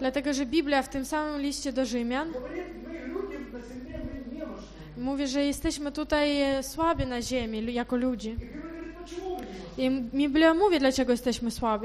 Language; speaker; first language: Polish; non-native, fluent; Ukrainian